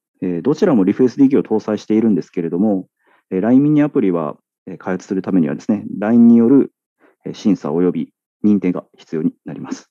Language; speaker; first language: Japanese; native; Japanese